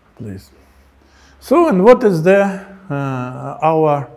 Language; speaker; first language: English; non-native, fluent; Russian